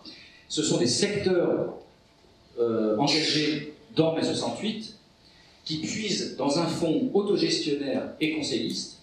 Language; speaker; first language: French; native; French